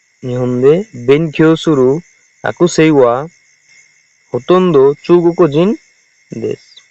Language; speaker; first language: Japanese; non-native, learner; Bangla